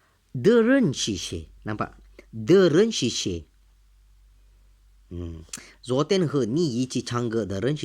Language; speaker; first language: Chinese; non-native, learner; Malay